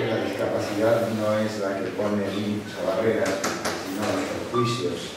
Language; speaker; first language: Spanish; native; Spanish